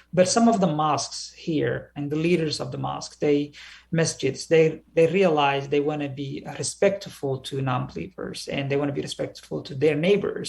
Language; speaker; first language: English; early bilingual, other home language; Somali